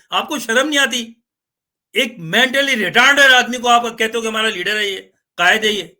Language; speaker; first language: Urdu; native; Urdu